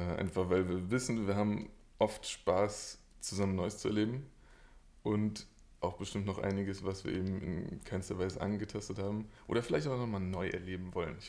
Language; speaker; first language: German; native; German